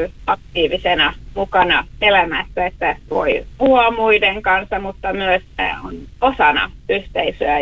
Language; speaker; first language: Finnish; non-native, local second language; Swedish